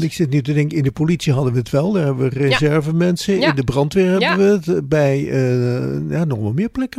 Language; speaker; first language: Dutch; native; Dutch